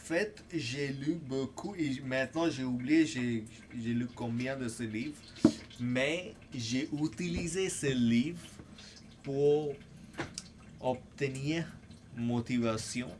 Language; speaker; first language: French; non-native, fluent; English